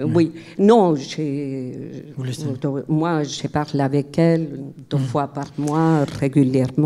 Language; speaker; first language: French; non-native, fluent; Spanish